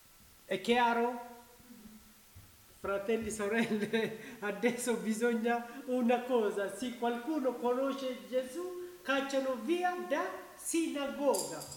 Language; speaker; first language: Italian; non-native, learner; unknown